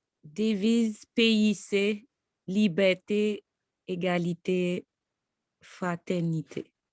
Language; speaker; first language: French; native; French